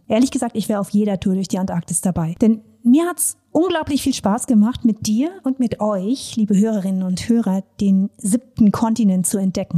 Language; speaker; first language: German; native; German